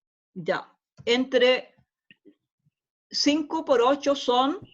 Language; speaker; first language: Spanish; native; Spanish